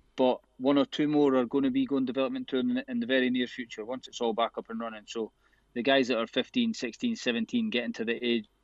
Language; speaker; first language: English; native; English